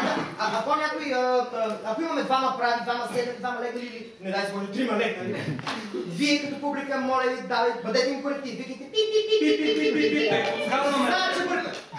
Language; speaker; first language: Bulgarian; native; Bulgarian